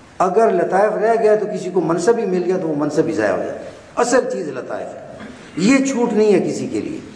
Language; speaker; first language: Urdu; non-native, local second language; Punjabi